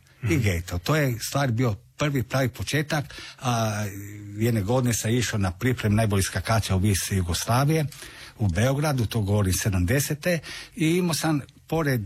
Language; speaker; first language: Croatian; native; Croatian